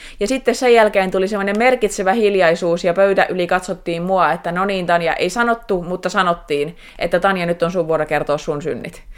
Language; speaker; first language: Finnish; native; Finnish